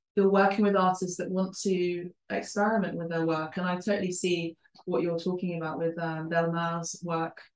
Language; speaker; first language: English; early bilingual, other home language; Spanish